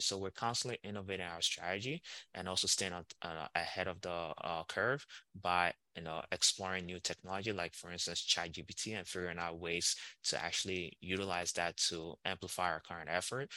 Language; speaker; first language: English; non-native, local second language; Igbo